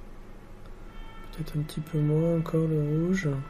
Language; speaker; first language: French; native; French